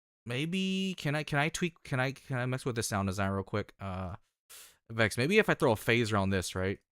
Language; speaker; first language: English; native; English